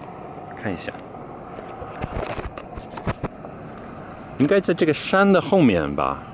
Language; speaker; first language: Chinese; non-native, fluent; English